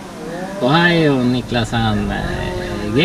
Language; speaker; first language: Japanese; non-native, learner; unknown